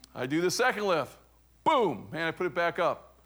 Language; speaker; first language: English; native; English